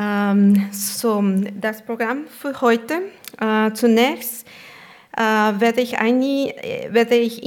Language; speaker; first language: German; non-native, fluent; Spanish